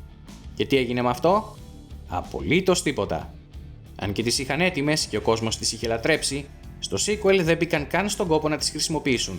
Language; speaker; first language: Greek; native; Greek